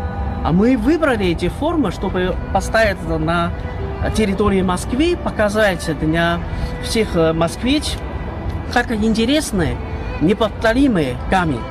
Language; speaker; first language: Russian; non-native, learner; Chinese